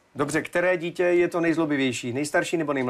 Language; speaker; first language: Czech; native; Czech